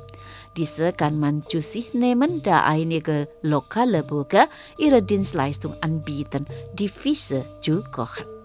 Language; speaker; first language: German; non-native, fluent; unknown